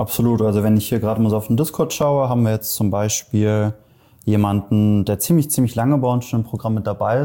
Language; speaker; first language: German; native; German